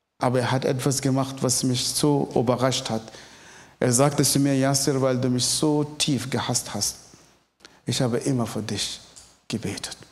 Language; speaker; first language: German; non-native, fluent; Arabic